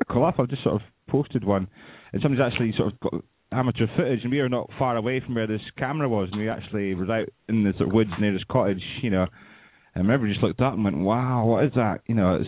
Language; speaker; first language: English; native; English